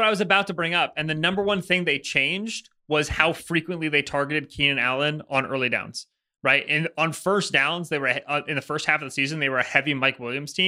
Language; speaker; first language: English; native; English